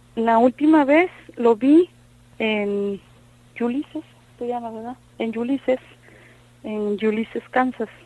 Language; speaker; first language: Spanish; native; Spanish